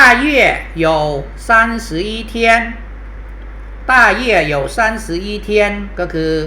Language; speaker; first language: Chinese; non-native, fluent; Thai